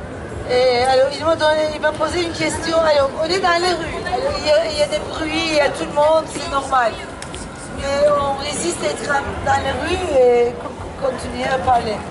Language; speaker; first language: French; non-native, fluent; Turkish